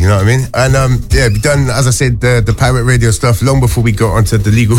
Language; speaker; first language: English; native; English